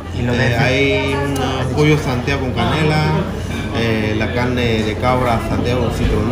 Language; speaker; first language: Spanish; non-native, fluent; Vietnamese